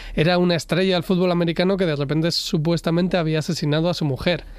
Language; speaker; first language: Spanish; native; Spanish